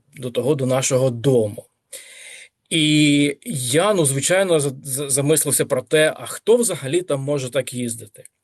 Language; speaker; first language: Ukrainian; native; Ukrainian